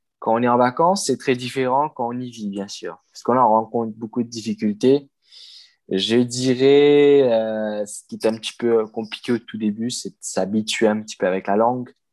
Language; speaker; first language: French; non-native, local second language; Morisyen